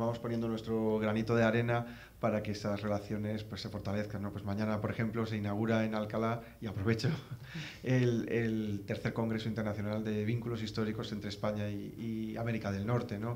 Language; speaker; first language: Spanish; native; Spanish